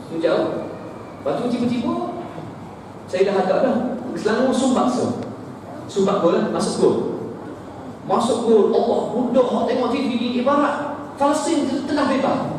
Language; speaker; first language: Malay; non-native, fluent; Arabic